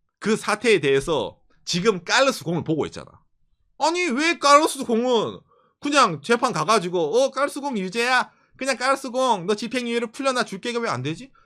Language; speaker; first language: Korean; native; Korean